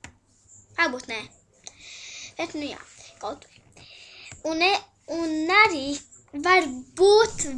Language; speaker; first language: Latvian; early bilingual, heritage; Latvian